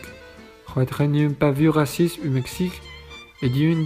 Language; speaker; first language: French; non-native, learner; Spanish